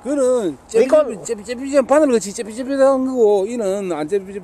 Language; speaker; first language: Korean; native; Korean